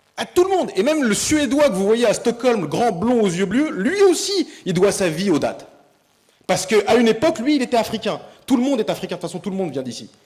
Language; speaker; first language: French; early bilingual, other home language; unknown